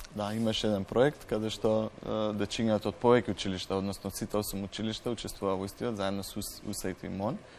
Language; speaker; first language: Macedonian; native; Macedonian